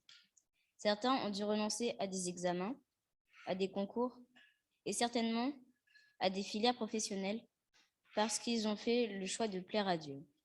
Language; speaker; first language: French; native; French